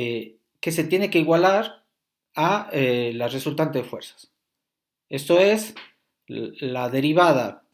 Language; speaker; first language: Spanish; native; Spanish